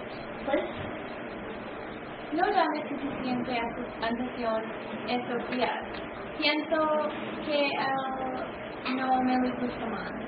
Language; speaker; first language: Spanish; non-native, learner; English